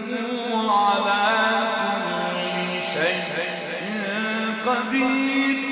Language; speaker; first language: Arabic; native; Arabic